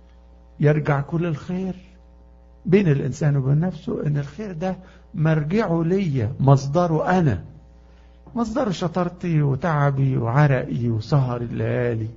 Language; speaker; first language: Arabic; native; Arabic